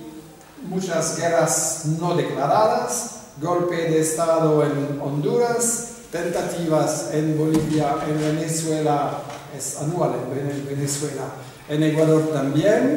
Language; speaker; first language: Spanish; non-native, fluent; French